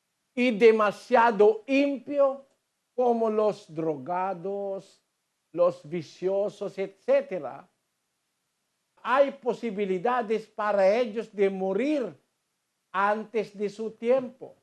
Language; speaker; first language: Spanish; non-native, learner; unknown